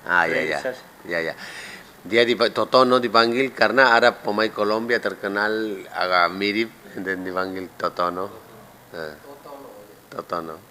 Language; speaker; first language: Indonesian; non-native, fluent; Spanish